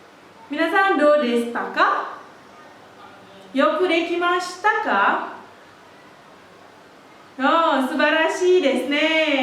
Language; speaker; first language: Japanese; non-native, fluent; Indonesian